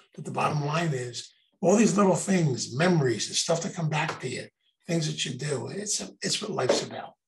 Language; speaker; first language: English; native; English